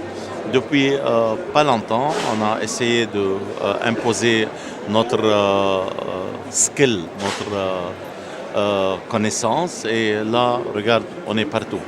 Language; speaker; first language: French; non-native, local second language; Arabic